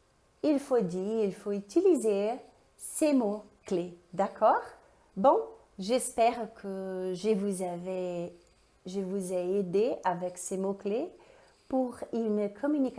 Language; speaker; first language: French; non-native, fluent; Portuguese